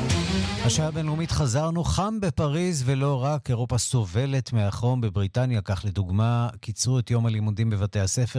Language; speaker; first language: Hebrew; native; Hebrew